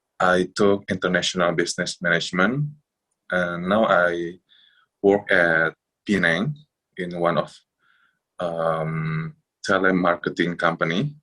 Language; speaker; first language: English; non-native, fluent; Indonesian